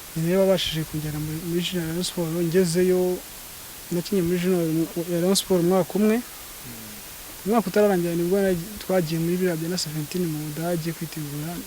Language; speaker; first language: Kinyarwanda; native; Kinyarwanda